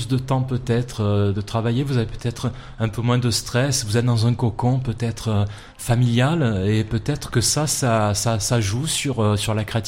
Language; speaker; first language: French; native; French